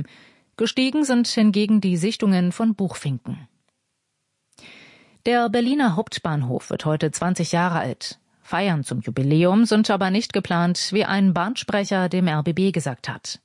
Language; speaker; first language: German; native; German